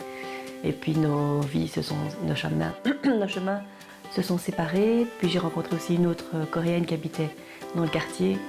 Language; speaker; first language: French; early bilingual, other home language; Korean